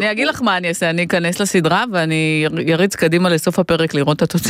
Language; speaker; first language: Hebrew; native; Hebrew